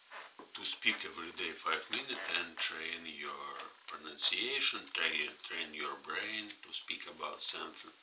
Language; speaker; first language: English; non-native, fluent; Russian